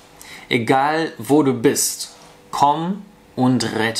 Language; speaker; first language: German; non-native, fluent; Russian